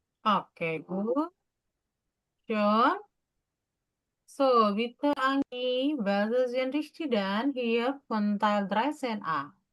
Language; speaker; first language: German; non-native, fluent; Indonesian